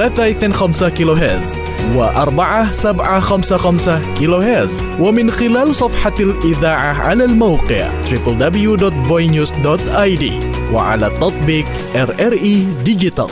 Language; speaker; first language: Arabic; non-native, fluent; Indonesian